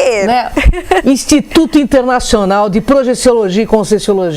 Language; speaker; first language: Portuguese; native; Portuguese